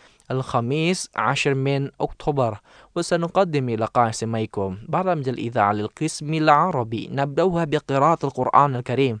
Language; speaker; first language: Arabic; non-native, fluent; Indonesian